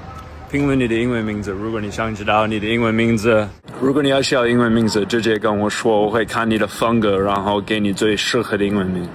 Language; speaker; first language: Chinese; non-native, fluent; English